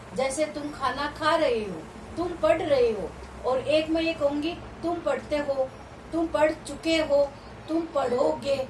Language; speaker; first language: Hindi; native; Hindi